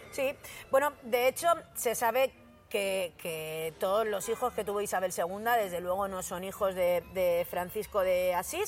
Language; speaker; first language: Spanish; native; Spanish